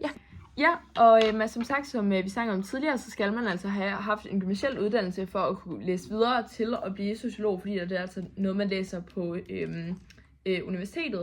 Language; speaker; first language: Danish; native; Danish